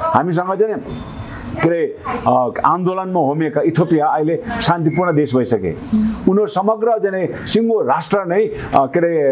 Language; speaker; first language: Nepali; non-native, local second language; Sherpa